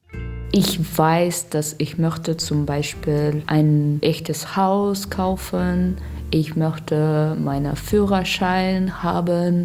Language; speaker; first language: German; non-native, learner; Russian